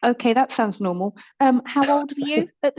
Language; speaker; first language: English; native; English